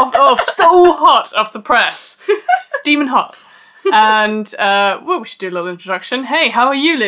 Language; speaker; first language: English; native; English